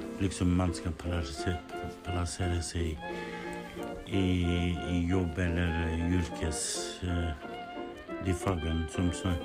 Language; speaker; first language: Norwegian; non-native, learner; Kurdish